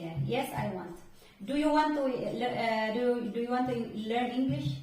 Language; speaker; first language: English; non-native, local second language; Filipino